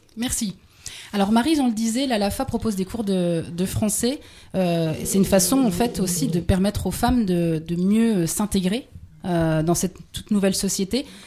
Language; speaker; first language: French; native; French